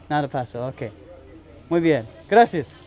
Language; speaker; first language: Spanish; non-native, learner; English